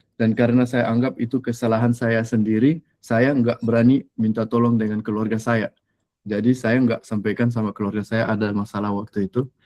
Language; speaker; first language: Indonesian; non-native, fluent; French